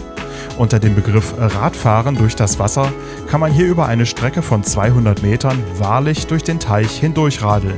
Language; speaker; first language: German; native; German